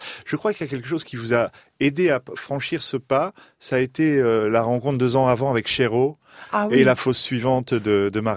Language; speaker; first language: French; native; French